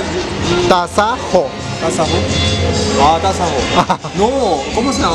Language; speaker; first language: Spanish; non-native, learner; Korean